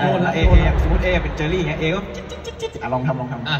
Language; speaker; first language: Thai; native; Thai